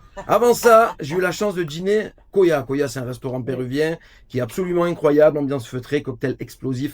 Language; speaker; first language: French; native; French